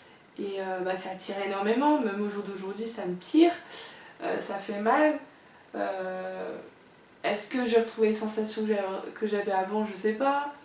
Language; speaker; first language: French; native; French